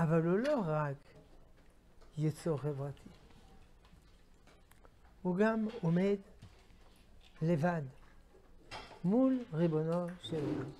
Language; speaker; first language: Hebrew; non-native, fluent; French